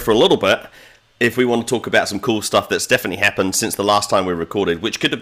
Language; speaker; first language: English; native; English